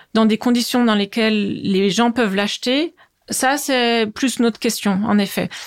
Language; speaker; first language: French; native; French